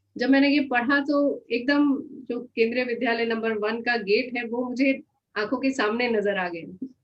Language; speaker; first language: Hindi; native; Hindi